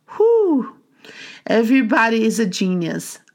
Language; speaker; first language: English; non-native, fluent; Portuguese